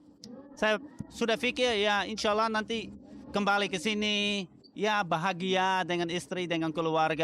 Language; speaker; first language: Indonesian; non-native, fluent; Dutch